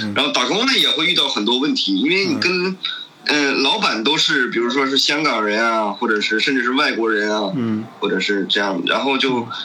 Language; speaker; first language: Chinese; native; Chinese